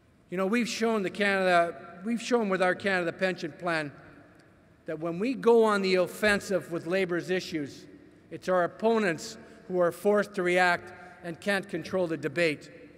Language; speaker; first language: English; native; English